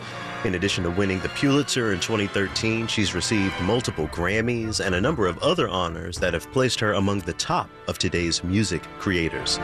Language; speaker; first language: English; native; English